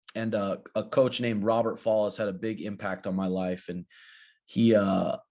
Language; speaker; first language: English; native; English